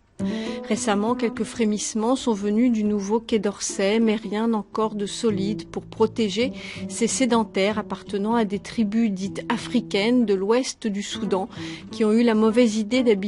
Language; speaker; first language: French; native; French